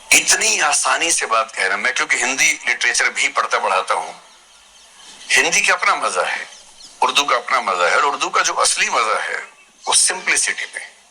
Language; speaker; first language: Hindi; native; Hindi